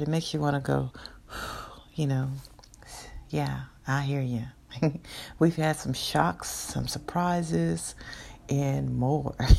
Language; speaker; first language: English; native; English